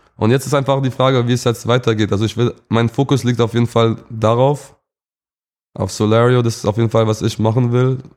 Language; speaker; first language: German; early bilingual, other home language; English